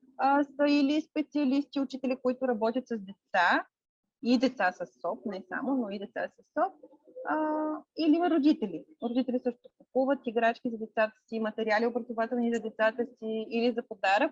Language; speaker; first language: Bulgarian; native; Bulgarian